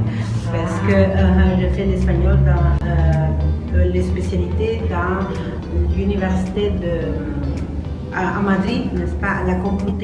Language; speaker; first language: French; non-native, fluent; Spanish